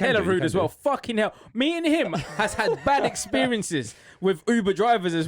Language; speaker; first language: English; native; English